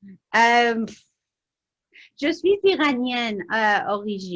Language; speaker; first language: French; non-native, learner; English